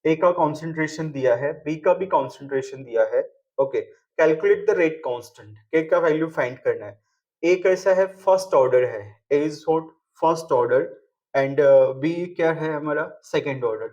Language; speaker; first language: Hindi; non-native, local second language; Marathi